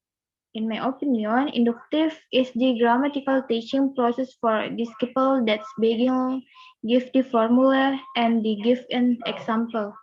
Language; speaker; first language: English; non-native, learner; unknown